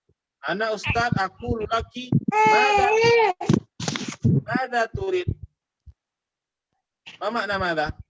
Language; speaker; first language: Arabic; non-native, fluent; Indonesian